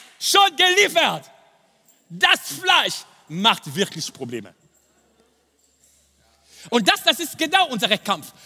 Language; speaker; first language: German; non-native, fluent; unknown